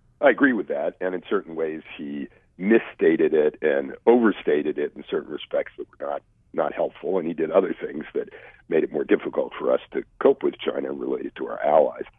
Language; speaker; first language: English; native; English